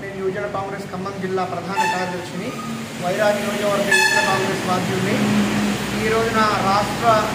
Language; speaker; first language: Telugu; native; Telugu